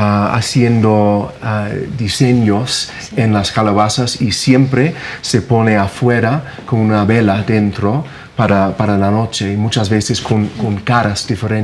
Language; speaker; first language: Spanish; non-native, fluent; English